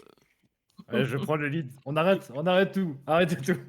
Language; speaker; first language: French; native; French